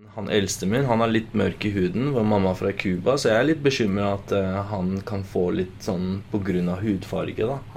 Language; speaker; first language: Norwegian; early bilingual, other home language; Turkish